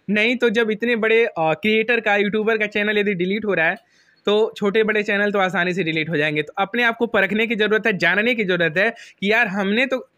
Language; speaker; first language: Hindi; native; Hindi